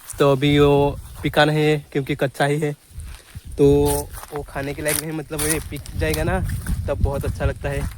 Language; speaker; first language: Hindi; non-native, local second language; Marathi